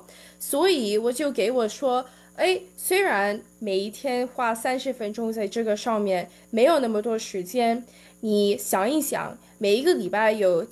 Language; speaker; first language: Chinese; early bilingual, heritage; Chinese